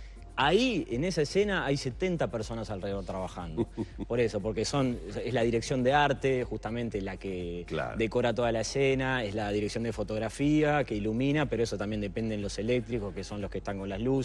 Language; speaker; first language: Spanish; native; Spanish